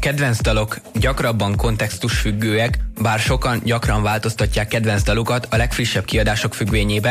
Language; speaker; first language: Hungarian; native; Hungarian